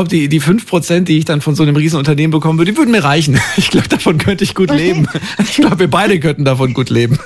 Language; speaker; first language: German; native; German